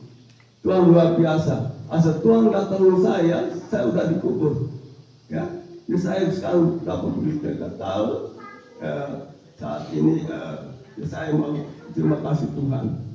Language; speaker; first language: Indonesian; non-native, fluent; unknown